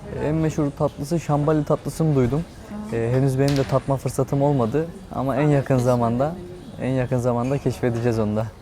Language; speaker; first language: Turkish; native; Turkish